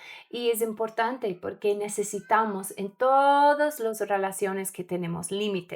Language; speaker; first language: Spanish; non-native, learner; English